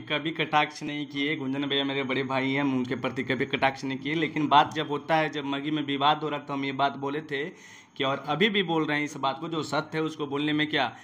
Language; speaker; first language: Hindi; native; Hindi